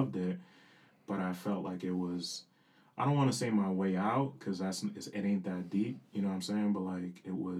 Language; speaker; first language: English; early bilingual, other home language; Spanish